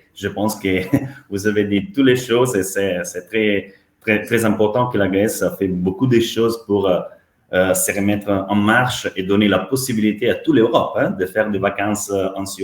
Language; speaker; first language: French; non-native, fluent; Italian